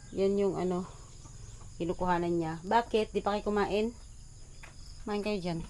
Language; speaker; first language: Filipino; non-native, local second language; Iloko